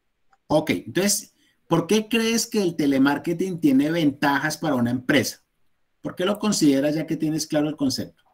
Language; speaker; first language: Spanish; native; Spanish